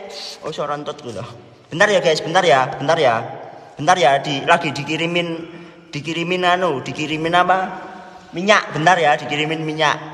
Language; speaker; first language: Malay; non-native, local second language; Javanese